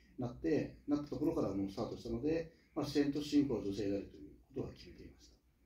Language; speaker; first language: Japanese; native; Japanese